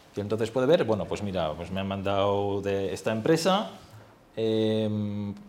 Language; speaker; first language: Spanish; non-native, fluent; German